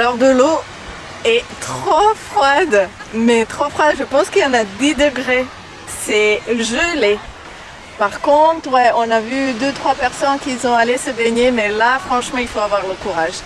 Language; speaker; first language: French; non-native, learner; Croatian